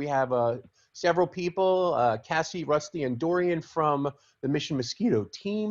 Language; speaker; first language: English; native; English